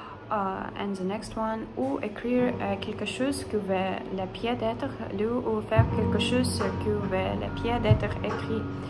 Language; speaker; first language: French; non-native, learner; Russian